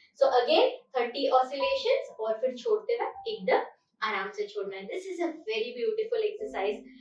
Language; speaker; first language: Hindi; non-native, local second language; Marathi